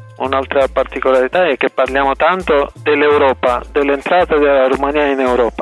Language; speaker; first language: Italian; non-native, fluent; Romanian